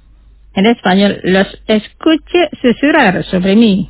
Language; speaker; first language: Spanish; non-native, fluent; Indonesian